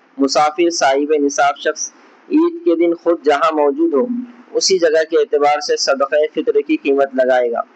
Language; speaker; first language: Urdu; native; Urdu